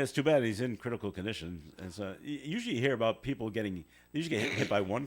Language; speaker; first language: English; native; English